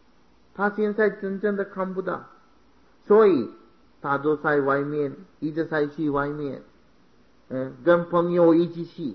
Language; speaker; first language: Chinese; non-native, fluent; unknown